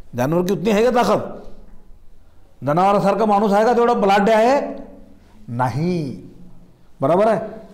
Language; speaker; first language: Hindi; non-native, local second language; Marathi